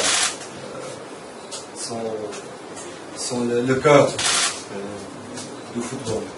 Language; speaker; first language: French; non-native, learner; Portuguese